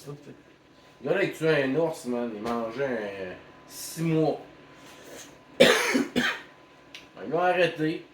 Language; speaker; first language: French; native; French